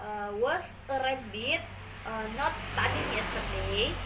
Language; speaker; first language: English; non-native, learner; Indonesian